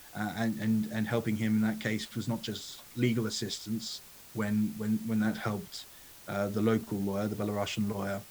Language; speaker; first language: English; native; English